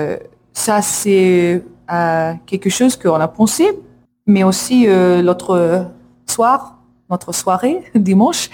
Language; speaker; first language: French; non-native, learner; English